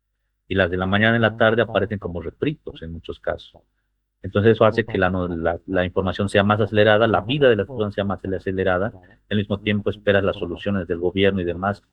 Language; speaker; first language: Spanish; native; Spanish